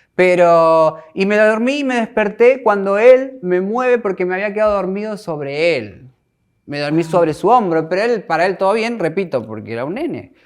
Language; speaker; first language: Spanish; native; Spanish